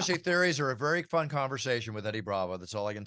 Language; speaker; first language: English; native; English